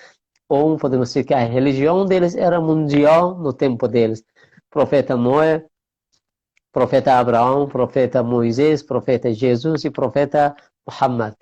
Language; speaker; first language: Portuguese; non-native, fluent; Persian